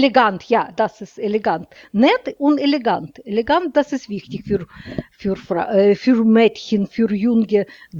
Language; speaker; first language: German; non-native, learner; Russian